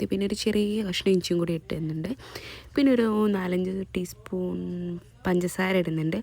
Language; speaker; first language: Malayalam; native; Malayalam